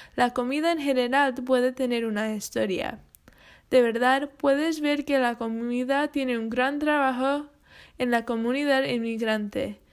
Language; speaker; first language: Spanish; non-native, fluent; English